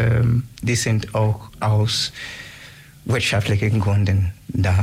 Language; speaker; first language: German; non-native, learner; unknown